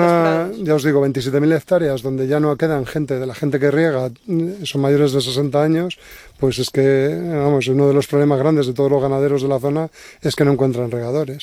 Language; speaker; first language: Spanish; native; Spanish